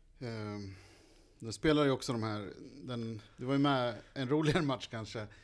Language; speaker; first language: Swedish; native; Swedish